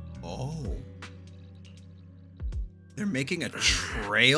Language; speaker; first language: English; native; English